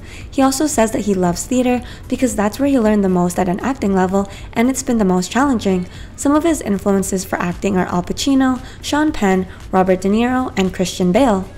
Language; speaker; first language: English; native; English